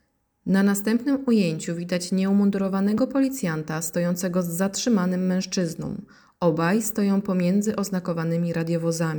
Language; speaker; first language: Polish; native; Polish